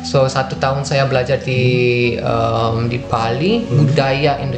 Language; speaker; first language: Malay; non-native, fluent; Dutch